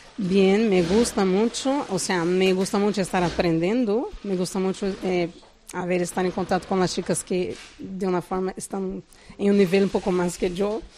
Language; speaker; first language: Spanish; non-native, fluent; Portuguese